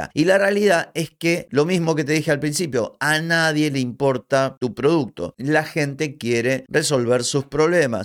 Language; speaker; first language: Spanish; native; Spanish